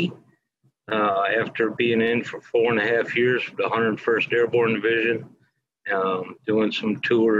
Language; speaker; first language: English; native; English